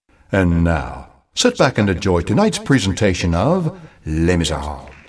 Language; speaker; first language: English; native; English